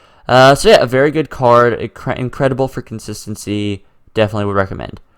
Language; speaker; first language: English; native; English